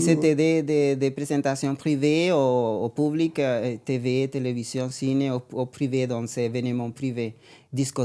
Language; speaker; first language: French; non-native, learner; Spanish